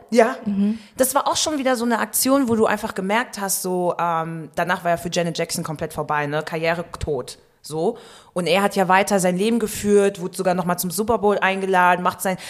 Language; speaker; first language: German; native; German